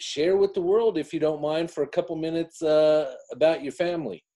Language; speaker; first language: English; native; English